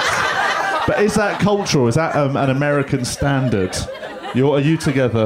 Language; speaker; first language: English; native; English